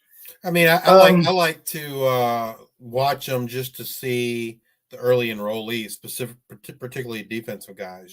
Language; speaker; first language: English; native; English